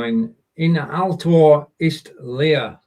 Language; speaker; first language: German; non-native, learner; English